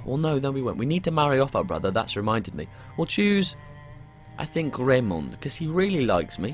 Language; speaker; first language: English; native; English